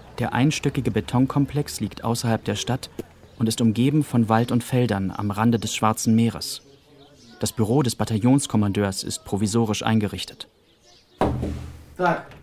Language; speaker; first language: German; native; German